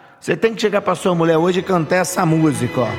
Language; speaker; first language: Portuguese; native; Portuguese